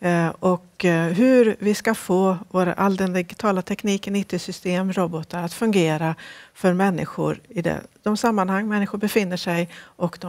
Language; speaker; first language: Swedish; native; Swedish